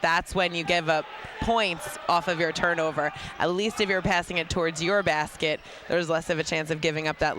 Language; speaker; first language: English; native; English